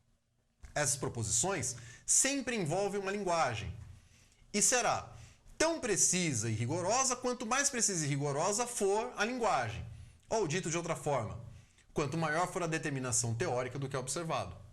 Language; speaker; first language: Portuguese; native; Portuguese